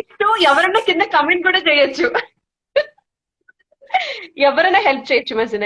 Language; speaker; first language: Telugu; native; Telugu